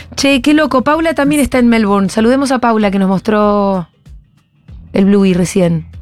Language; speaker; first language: Spanish; native; Spanish